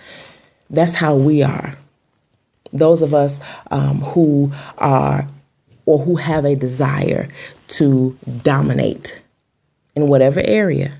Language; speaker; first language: English; native; English